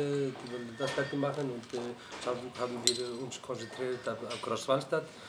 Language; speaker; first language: German; non-native, fluent; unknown